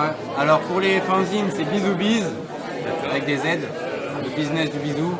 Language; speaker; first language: French; native; French